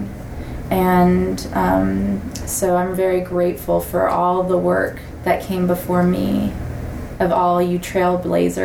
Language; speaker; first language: English; native; English